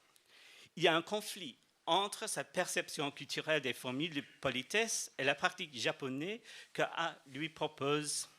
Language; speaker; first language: French; non-native, fluent; English